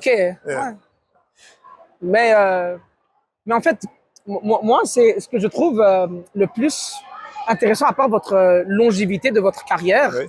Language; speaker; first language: French; native; French